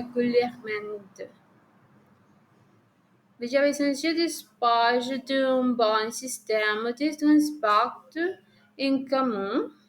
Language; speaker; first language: French; non-native, learner; Spanish